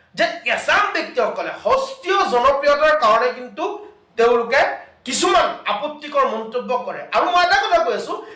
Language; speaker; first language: Assamese; non-native, local second language; Bangla